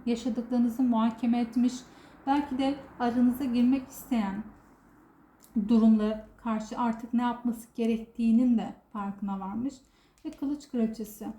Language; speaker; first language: Turkish; native; Turkish